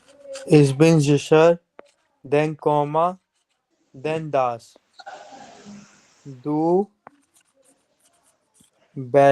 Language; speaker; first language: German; non-native, fluent; Hindi